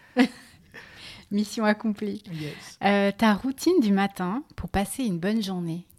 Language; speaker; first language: French; native; French